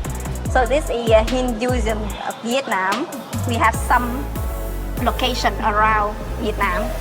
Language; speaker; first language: English; non-native, learner; Vietnamese